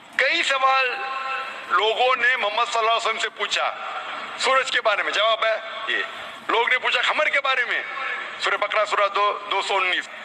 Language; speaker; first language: Hindi; non-native, local second language; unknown